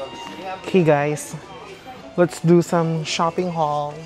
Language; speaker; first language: English; non-native, fluent; Filipino